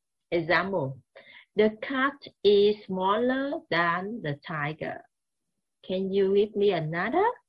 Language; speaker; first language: English; non-native, fluent; Vietnamese